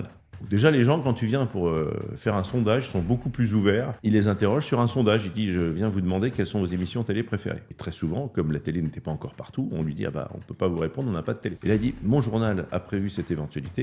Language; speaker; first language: French; native; French